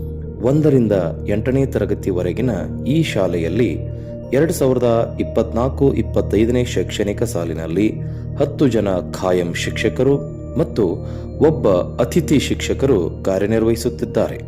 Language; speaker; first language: Kannada; native; Kannada